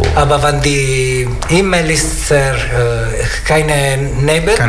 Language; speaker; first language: German; non-native, learner; Italian